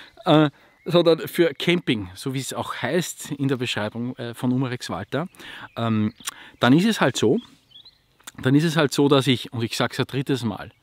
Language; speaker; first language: German; native; German